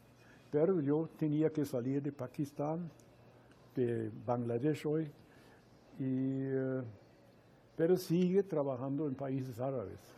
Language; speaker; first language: Spanish; non-native, fluent; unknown